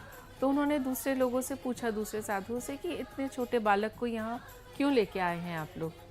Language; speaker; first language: Hindi; native; Hindi